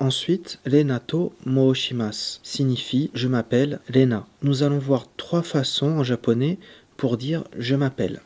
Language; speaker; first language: French; native; French